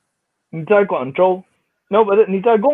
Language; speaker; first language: Chinese; non-native, fluent; Swedish